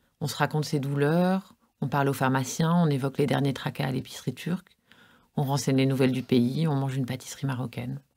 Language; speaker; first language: French; native; French